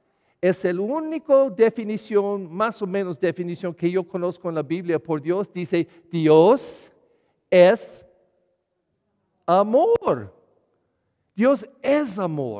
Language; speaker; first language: Spanish; non-native, learner; English